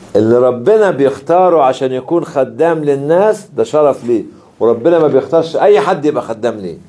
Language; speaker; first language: Arabic; native; Arabic